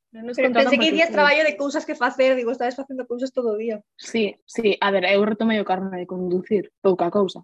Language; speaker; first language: Galician; native; Galician